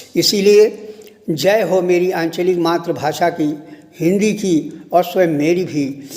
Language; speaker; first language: Hindi; native; Hindi